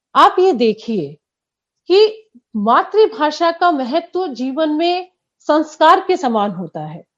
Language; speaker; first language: Hindi; native; Hindi